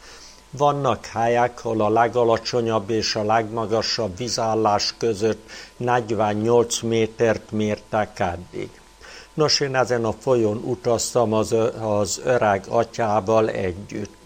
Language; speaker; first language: Hungarian; native; Hungarian